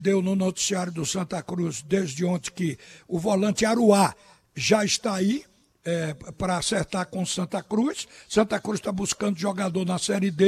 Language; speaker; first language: Portuguese; native; Portuguese